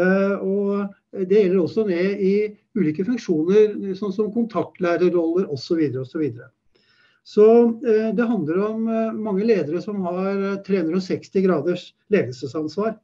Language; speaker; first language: Norwegian; native; Norwegian